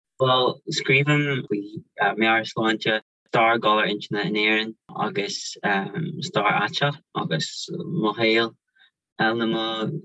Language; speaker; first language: Irish; non-native, local second language; English